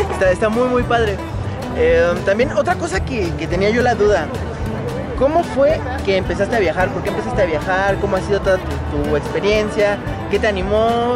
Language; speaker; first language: Spanish; native; Spanish